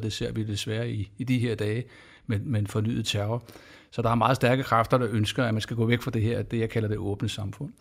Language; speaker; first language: Danish; native; Danish